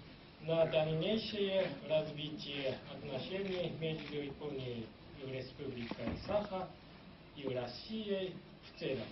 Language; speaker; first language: Russian; non-native, fluent; Japanese